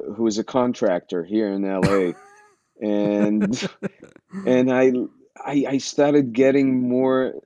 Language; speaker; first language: English; early bilingual, other home language; Russian